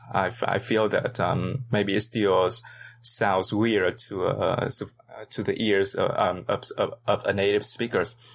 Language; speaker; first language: English; non-native, learner; Vietnamese